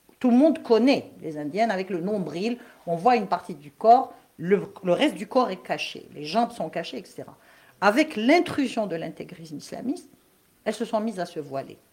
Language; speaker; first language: French; non-native, local second language; Kabyle